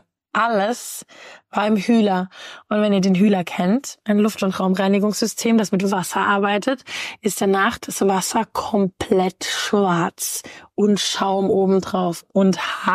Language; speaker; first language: German; native; German